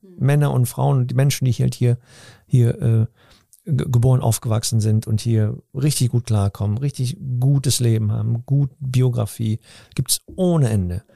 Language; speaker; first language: German; early bilingual, other home language; Turkish